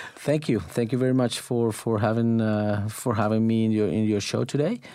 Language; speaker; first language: English; non-native, fluent; Spanish